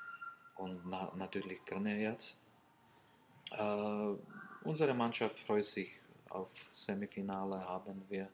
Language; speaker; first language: German; non-native, learner; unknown